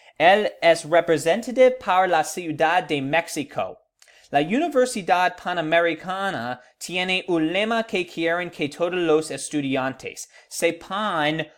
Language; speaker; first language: Spanish; non-native, learner; English